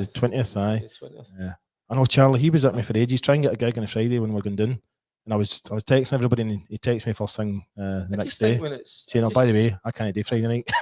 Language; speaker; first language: English; native; English